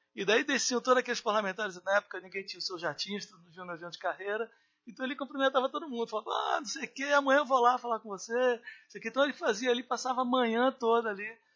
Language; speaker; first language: Portuguese; native; Portuguese